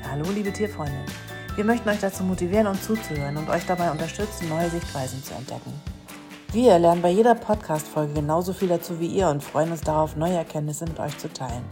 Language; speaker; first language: German; native; German